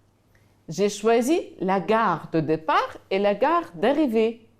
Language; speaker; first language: French; non-native, fluent; Ukrainian